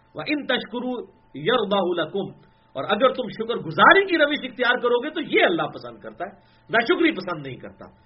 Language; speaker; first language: Urdu; non-native, local second language; Punjabi